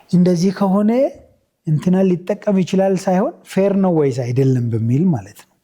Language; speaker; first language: Amharic; non-native, local second language; Oromo